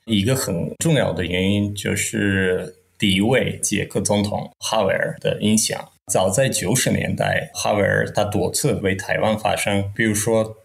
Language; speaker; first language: Chinese; non-native, fluent; Czech